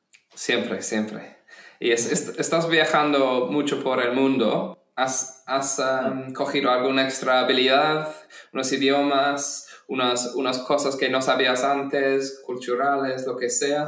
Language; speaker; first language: Spanish; non-native, fluent; English